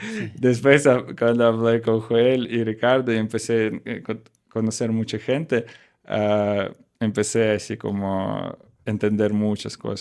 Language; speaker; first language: Spanish; non-native, learner; Russian